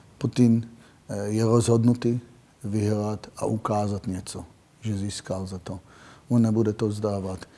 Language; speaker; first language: Czech; non-native, fluent; Hebrew